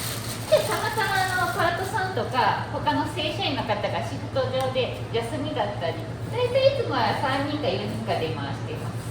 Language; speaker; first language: Japanese; native; Japanese